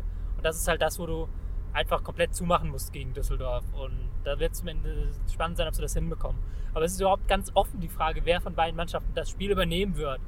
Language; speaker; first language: German; native; German